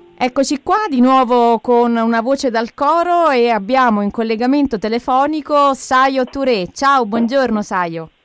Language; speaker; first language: Italian; native; Italian